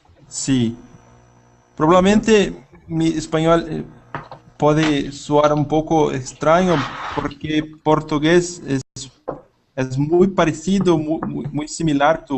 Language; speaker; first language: Spanish; non-native, learner; Portuguese